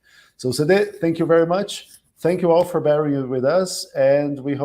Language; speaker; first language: English; non-native, fluent; Portuguese